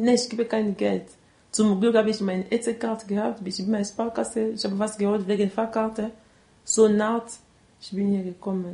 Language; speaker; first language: German; non-native, learner; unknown